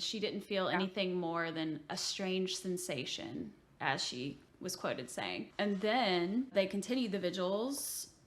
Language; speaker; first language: English; native; English